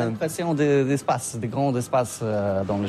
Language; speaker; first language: French; non-native, learner; Polish